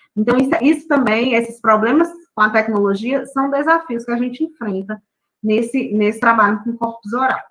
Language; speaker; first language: Portuguese; non-native, local second language; Kabuverdianu